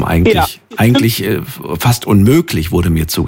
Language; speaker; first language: German; native; German